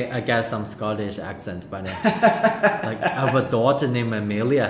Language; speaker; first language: English; non-native, fluent; Chinese